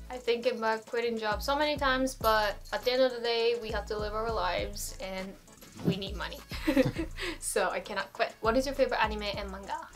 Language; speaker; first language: English; non-native, fluent; Japanese